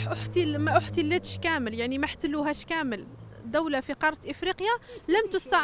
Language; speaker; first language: Arabic; native; Arabic